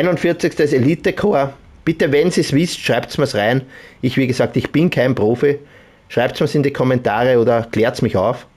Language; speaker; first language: German; native; German